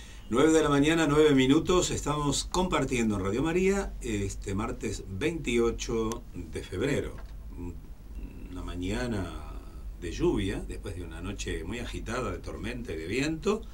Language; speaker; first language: Spanish; native; Spanish